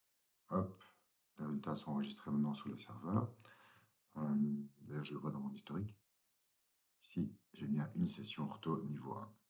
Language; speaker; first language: French; native; French